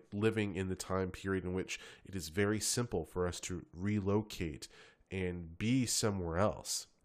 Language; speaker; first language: English; native; English